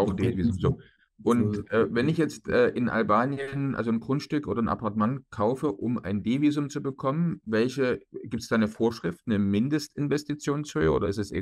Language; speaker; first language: German; native; German